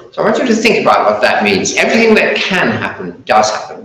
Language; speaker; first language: English; native; English